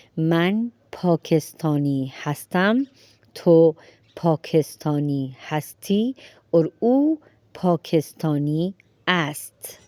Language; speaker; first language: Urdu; non-native, fluent; Persian